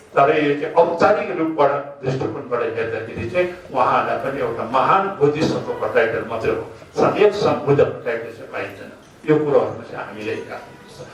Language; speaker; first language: Nepali; non-native, local second language; Sherpa